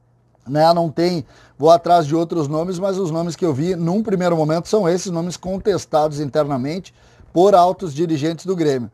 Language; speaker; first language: Portuguese; native; Portuguese